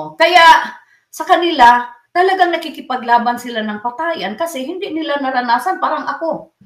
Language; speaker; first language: Filipino; non-native, local second language; Cebuano